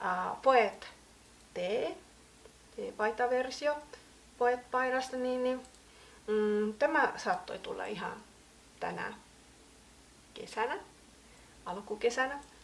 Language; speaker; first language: Finnish; native; Finnish